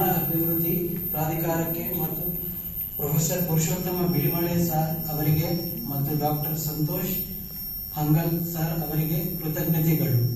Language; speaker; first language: Kannada; non-native, learner; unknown